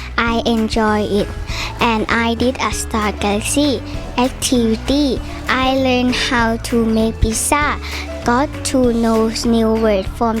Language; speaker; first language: English; non-native, learner; Thai